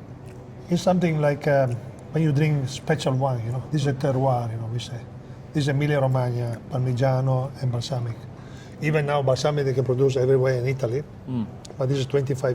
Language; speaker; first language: English; non-native, fluent; Italian